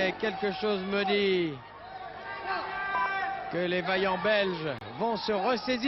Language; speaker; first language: French; native; French